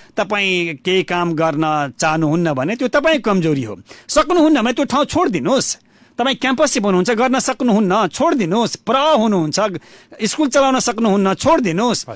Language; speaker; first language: Nepali; non-native, local second language; Bhojpuri